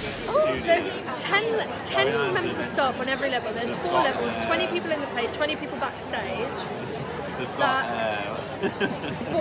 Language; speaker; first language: English; native; English